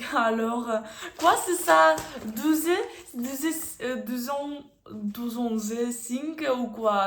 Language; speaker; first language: French; non-native, learner; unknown